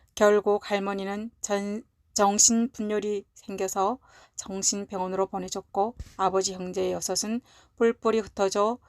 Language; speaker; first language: Korean; native; Korean